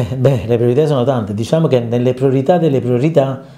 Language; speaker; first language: Italian; native; Italian